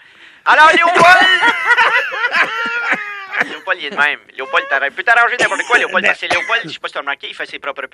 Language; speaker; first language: French; native; French